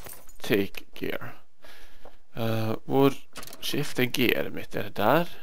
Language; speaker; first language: Swedish; non-native, learner; Norwegian